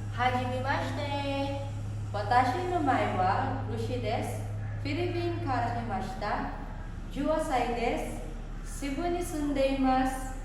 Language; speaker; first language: Japanese; non-native, learner; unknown